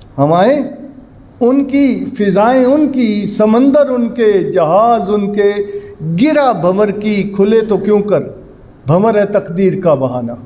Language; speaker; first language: Urdu; non-native, local second language; Punjabi